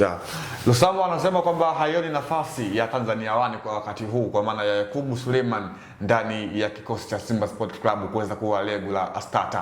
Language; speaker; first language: Swahili; native; Swahili